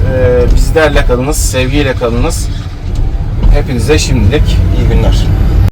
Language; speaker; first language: Turkish; native; Turkish